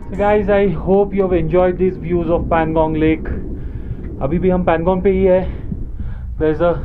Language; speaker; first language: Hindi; non-native, local second language; Marathi